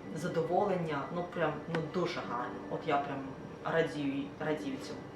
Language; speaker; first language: Ukrainian; non-native, local second language; Russian